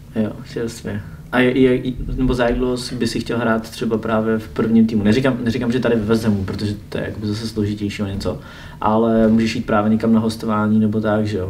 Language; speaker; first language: Czech; native; Czech